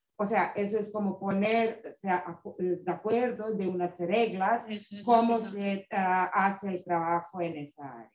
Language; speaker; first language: Spanish; non-native, fluent; Serbian